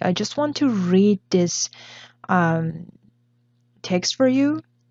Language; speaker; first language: English; non-native, fluent; Persian